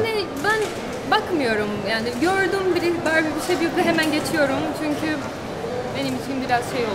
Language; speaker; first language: Turkish; non-native, fluent; Portuguese